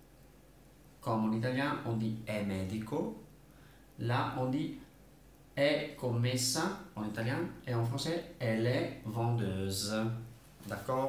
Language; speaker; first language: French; non-native, fluent; Italian